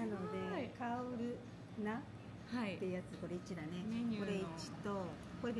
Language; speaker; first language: Japanese; native; Japanese